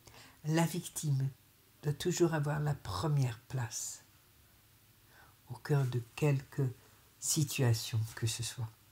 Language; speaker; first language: French; native; French